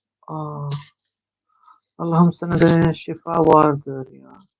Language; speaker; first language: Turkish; non-native, learner; Filipino